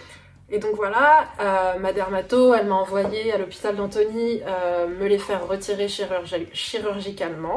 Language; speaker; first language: French; native; French